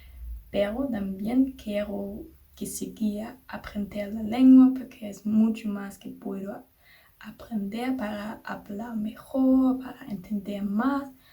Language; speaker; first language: Spanish; non-native, learner; German